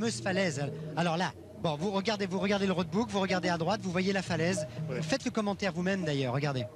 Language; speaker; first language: French; native; French